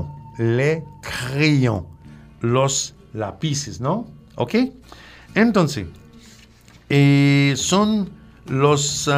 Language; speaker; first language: Spanish; non-native, fluent; French